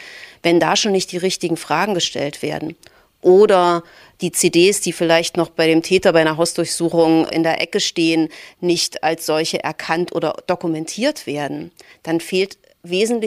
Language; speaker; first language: German; native; German